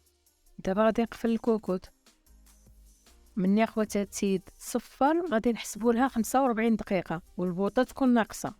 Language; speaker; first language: Arabic; native; Arabic